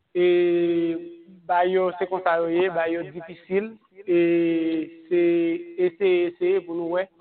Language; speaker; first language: French; non-native, local second language; Haitian Creole